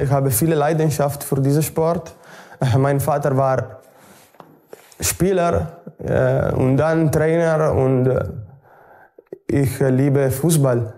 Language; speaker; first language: German; non-native, learner; Italian